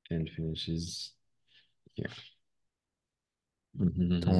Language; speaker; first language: English; non-native, fluent; French